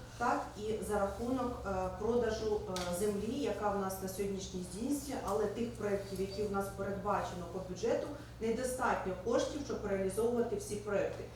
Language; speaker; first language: Ukrainian; native; Ukrainian